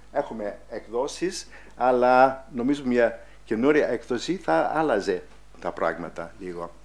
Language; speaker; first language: Greek; non-native, fluent; English